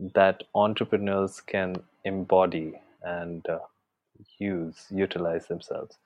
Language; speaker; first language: English; non-native, local second language; Hindi